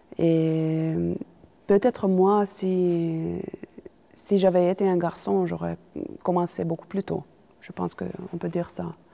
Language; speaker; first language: French; non-native, fluent; Finnish